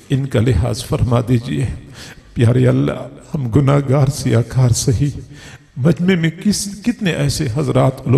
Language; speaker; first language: Urdu; non-native, local second language; Punjabi